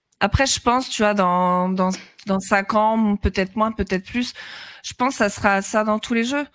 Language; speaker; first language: French; native; French